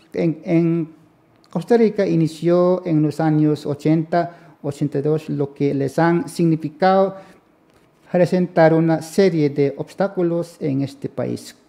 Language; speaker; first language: Spanish; non-native, local second language; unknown